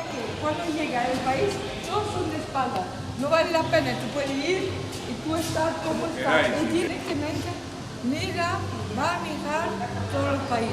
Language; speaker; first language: Spanish; non-native, learner; French